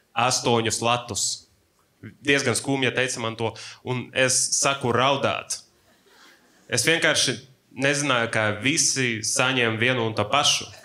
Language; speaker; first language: Latvian; non-native, local second language; Russian